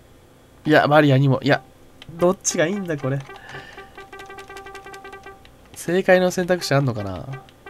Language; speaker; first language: Japanese; native; Japanese